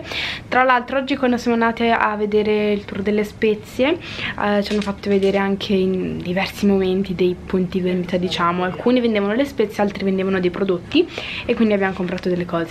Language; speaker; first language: Italian; native; Italian